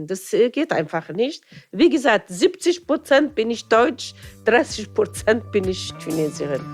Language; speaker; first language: German; non-native, fluent; Arabic